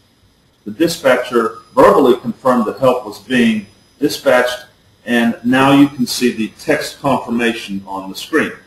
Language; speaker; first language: English; native; English